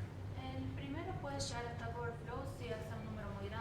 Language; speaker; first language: Spanish; native; Spanish